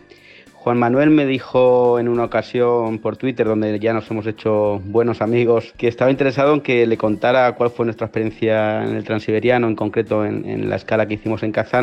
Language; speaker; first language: Spanish; native; Spanish